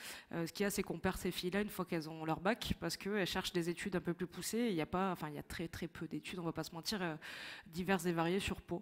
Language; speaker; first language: French; native; French